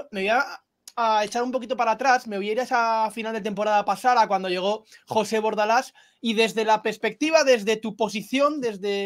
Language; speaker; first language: Spanish; native; Spanish